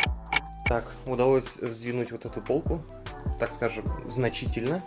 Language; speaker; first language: Russian; native; Russian